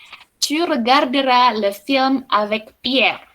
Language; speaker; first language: French; non-native, fluent; Indonesian